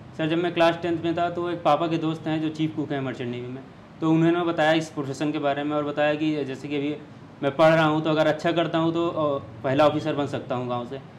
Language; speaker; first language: Hindi; native; Hindi